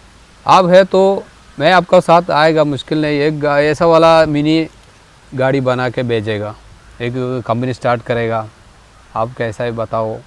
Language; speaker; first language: Hindi; non-native, local second language; Malayalam